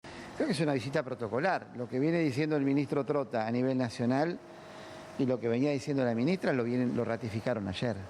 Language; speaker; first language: Spanish; native; Spanish